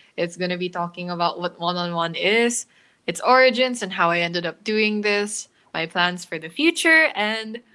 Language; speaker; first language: English; non-native, local second language; Filipino